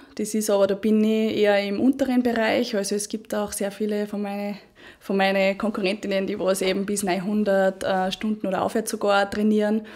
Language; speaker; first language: German; native; German